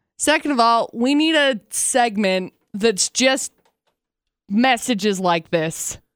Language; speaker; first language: English; native; English